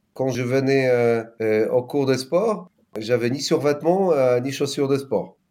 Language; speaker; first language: French; non-native, fluent; Polish